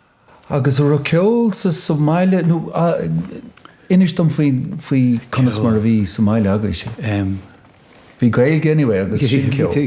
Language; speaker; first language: Irish; native; Irish